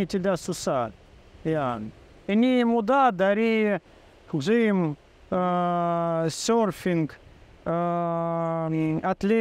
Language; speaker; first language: Indonesian; non-native, learner; Russian